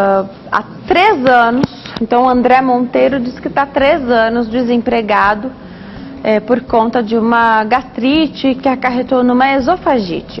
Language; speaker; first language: Portuguese; native; Portuguese